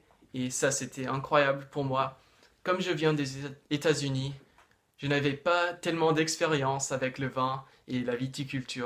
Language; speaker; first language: French; non-native, fluent; English